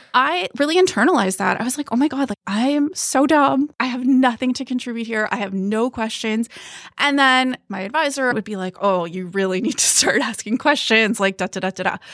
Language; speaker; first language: English; early bilingual, other home language; Hindi